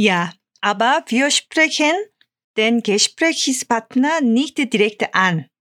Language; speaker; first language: German; non-native, fluent; Korean